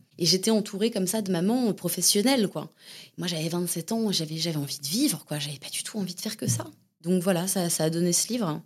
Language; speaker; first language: French; native; French